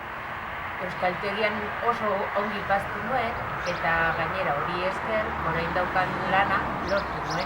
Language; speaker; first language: Basque; non-native, local second language; Spanish